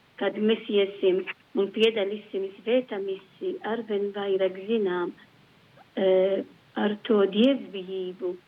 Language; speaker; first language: Latvian; non-native, learner; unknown